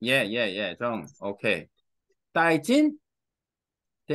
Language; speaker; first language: Vietnamese; non-native, learner; Korean